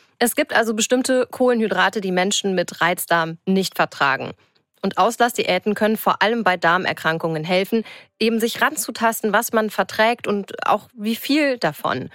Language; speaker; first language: German; native; German